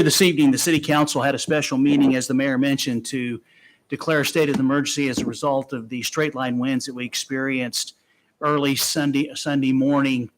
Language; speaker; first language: English; native; English